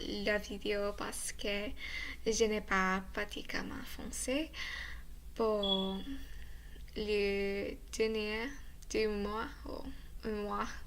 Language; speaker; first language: French; non-native, learner; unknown